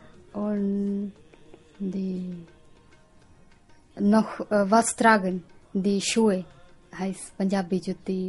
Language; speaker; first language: German; non-native, learner; Punjabi